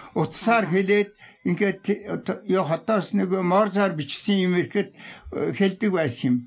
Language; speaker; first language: Mongolian; non-native, local second language; Tuvinian